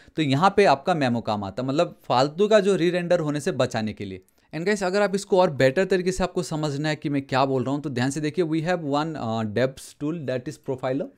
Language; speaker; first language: Hindi; non-native, local second language; Nepali